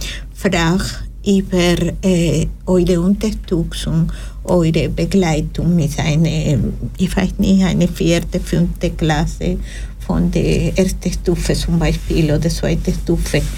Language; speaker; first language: German; non-native, learner; Spanish